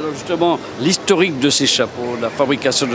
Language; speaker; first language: French; native; French